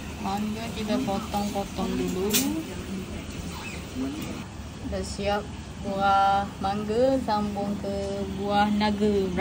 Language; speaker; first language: Malay; native; Malay